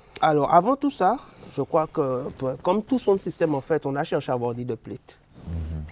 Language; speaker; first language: French; native; French